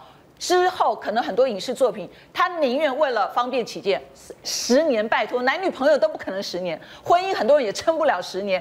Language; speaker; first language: Chinese; native; Chinese